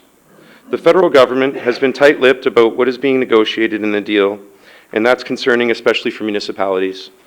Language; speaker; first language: English; native; English